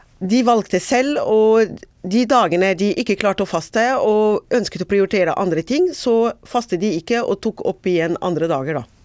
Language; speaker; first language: Norwegian; non-native, fluent; Arabic